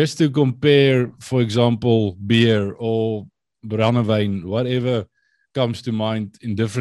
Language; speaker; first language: English; non-native, local second language; Afrikaans